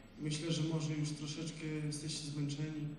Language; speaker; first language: Polish; non-native, learner; Russian